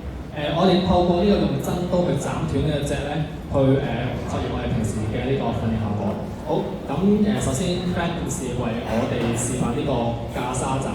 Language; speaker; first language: Cantonese; native; Cantonese